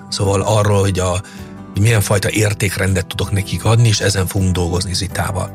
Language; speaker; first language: Hungarian; non-native, fluent; Italian